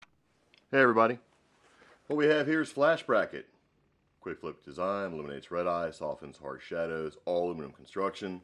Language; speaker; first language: English; native; English